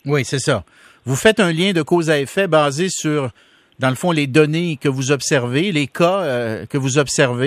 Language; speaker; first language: French; native; French